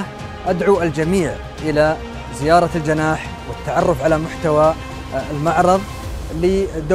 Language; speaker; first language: Arabic; native; Arabic